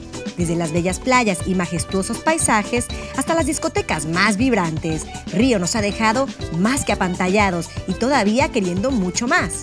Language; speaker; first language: Spanish; native; Spanish